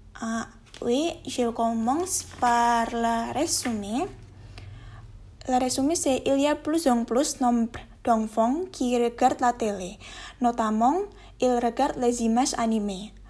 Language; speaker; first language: French; non-native, learner; Indonesian